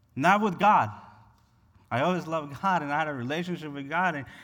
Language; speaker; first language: English; non-native, fluent; Spanish